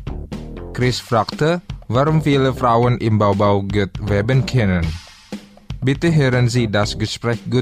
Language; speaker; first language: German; non-native, fluent; Indonesian